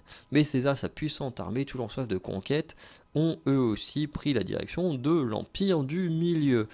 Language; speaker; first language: French; native; French